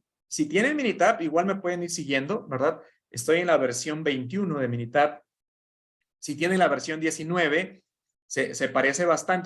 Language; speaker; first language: Spanish; native; Spanish